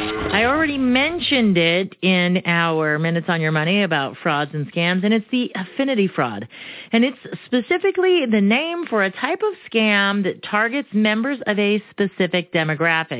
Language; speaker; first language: English; early bilingual, other home language; Romanian